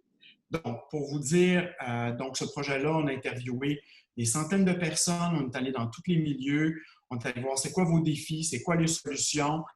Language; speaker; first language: French; native; French